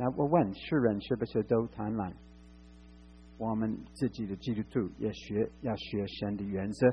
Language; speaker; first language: Chinese; non-native, fluent; English